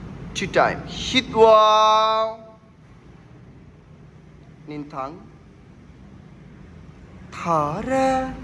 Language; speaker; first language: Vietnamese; non-native, learner; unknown